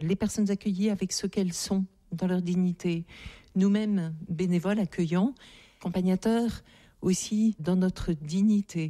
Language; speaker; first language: French; native; French